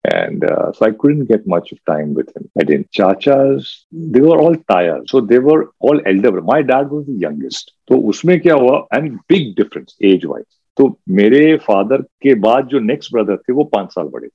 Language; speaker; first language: English; non-native, local second language; Urdu